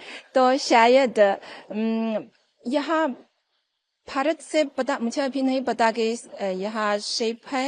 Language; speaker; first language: Hindi; non-native, fluent; Chinese